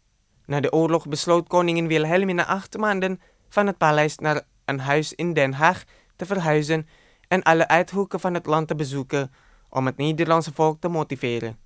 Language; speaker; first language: Dutch; non-native, fluent; Indonesian